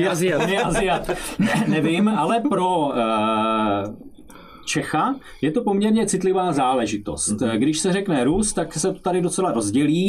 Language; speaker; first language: Czech; native; Czech